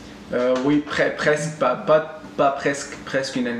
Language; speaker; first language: French; non-native, local second language; Arabic